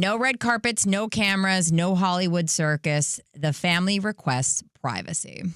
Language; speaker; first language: English; native; English